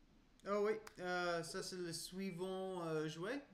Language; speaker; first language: French; non-native, learner; English